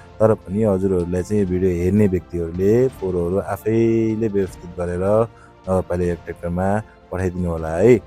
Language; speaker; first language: Nepali; native; Nepali